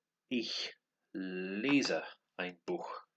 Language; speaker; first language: German; non-native, learner; English